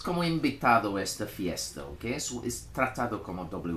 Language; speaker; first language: Spanish; non-native, fluent; English